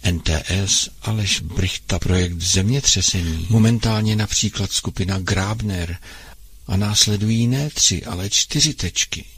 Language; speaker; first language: Czech; native; Czech